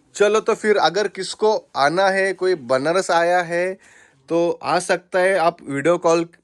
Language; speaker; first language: Hindi; non-native, local second language; Marathi